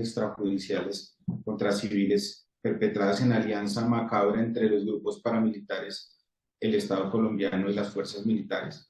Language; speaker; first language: Spanish; native; Spanish